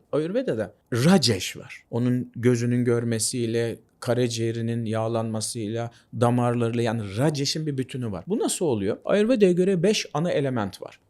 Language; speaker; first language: Turkish; native; Turkish